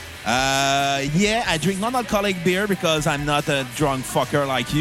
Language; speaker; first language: English; non-native, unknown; French